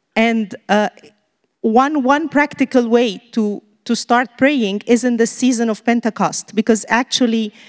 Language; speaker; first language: English; non-native, fluent; Arabic